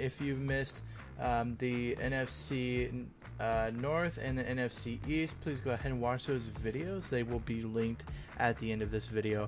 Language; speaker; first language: English; native; English